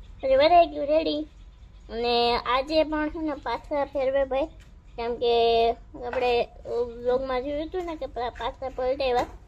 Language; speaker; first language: Gujarati; native; Gujarati